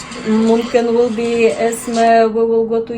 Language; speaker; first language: English; non-native, learner; Russian